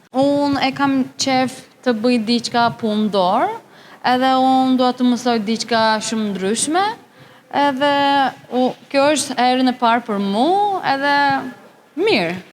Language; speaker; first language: Albanian; early bilingual, heritage; Turkish